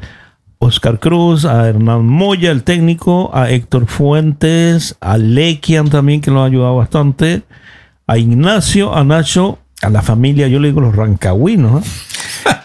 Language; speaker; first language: Spanish; native; Spanish